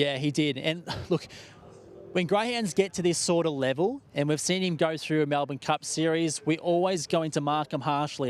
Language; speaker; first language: English; native; English